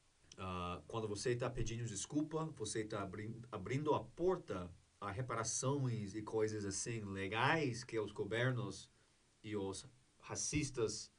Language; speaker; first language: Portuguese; non-native, learner; English